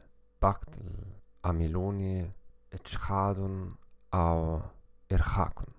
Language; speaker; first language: Arabic; non-native, learner; German